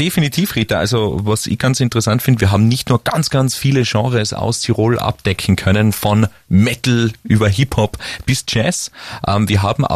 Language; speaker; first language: German; native; German